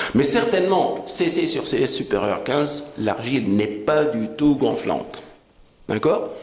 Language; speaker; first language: French; non-native, local second language; Arabic